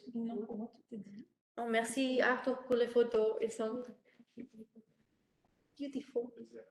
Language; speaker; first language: French; non-native, learner; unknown